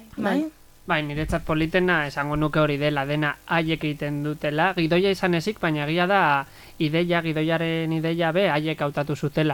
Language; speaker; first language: Basque; native; Basque